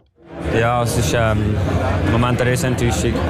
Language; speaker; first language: German; native; German